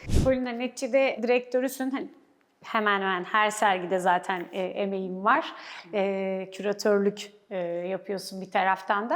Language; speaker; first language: Turkish; native; Turkish